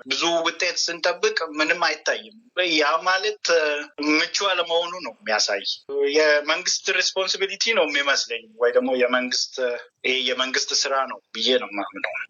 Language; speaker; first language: Amharic; non-native, local second language; Oromo